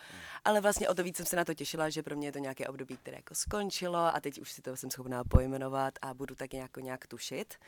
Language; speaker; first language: Czech; native; Czech